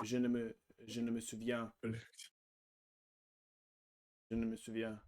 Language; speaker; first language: French; non-native, learner; Russian